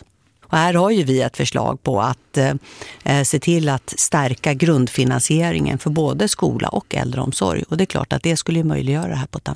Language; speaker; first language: Swedish; native; Swedish